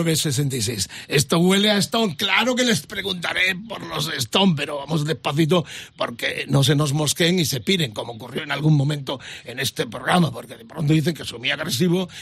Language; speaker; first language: Spanish; native; Spanish